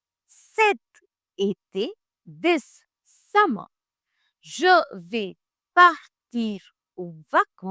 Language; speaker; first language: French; non-native, fluent; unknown